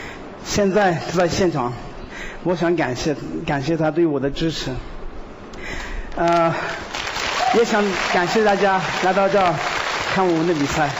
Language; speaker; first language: Chinese; non-native, fluent; Persian